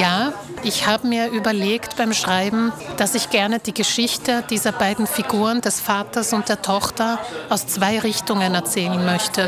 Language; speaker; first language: German; early bilingual, other home language; Slovak